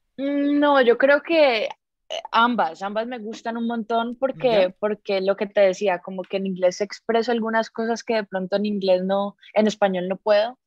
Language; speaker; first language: Spanish; native; Spanish